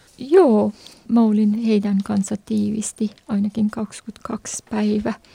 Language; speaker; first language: Finnish; non-native, fluent; Persian